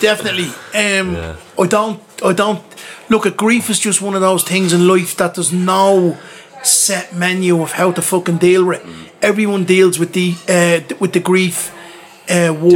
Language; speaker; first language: English; native; English